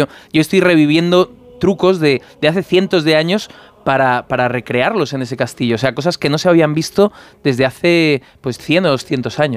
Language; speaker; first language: Spanish; native; Spanish